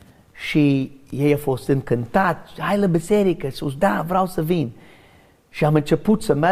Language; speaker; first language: Romanian; non-native, learner; English